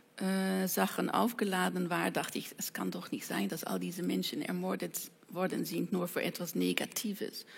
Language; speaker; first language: German; non-native, fluent; Dutch